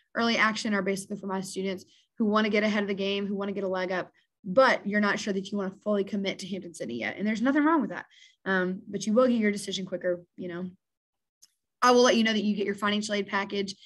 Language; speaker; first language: English; native; English